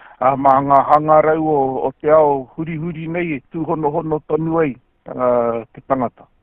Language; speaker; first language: Māori; native; Māori